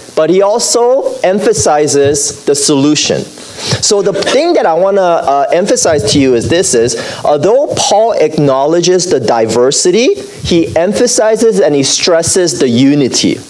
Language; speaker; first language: English; native; English